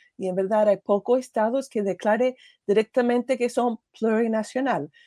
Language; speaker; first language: Spanish; non-native, fluent; English